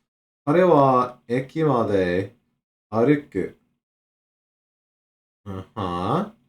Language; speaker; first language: Japanese; non-native, learner; English